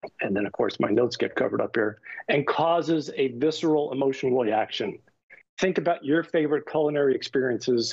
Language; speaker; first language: English; native; English